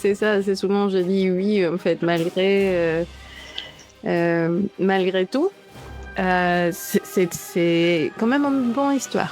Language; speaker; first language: French; non-native, fluent; Spanish